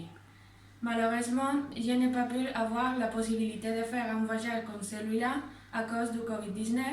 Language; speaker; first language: French; non-native, learner; Spanish